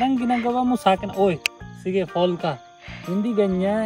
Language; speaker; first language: Filipino; non-native, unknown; Hindi